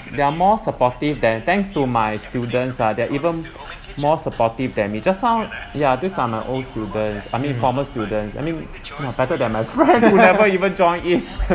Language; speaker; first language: English; non-native, local second language; Chinese